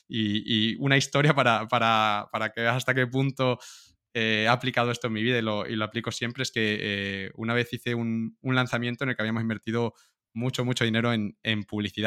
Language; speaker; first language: Spanish; native; Spanish